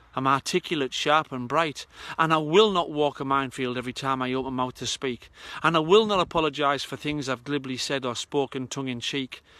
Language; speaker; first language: English; native; English